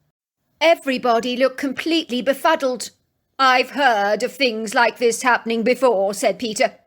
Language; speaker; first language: English; native; English